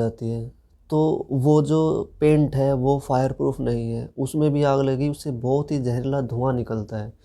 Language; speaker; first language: Hindi; native; Hindi